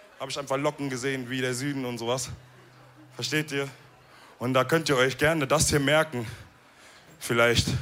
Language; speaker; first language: German; early bilingual, other home language; Wolof